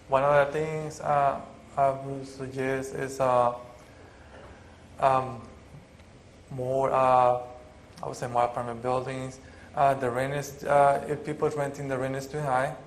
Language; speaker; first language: English; non-native, fluent; Spanish